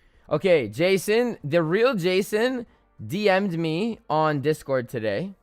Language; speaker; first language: English; native; English